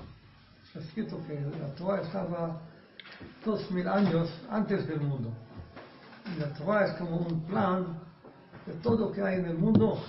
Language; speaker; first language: Spanish; non-native, learner; Hebrew